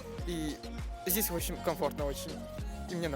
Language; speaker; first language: Russian; non-native, local second language; Kazakh